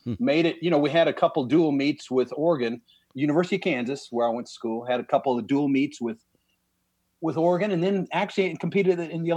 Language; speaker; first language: English; native; English